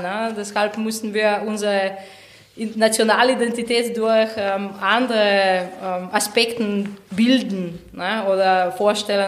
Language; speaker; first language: German; non-native, fluent; Slovenian